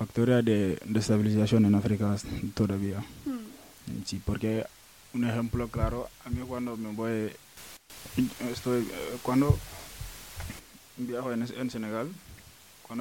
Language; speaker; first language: Spanish; non-native, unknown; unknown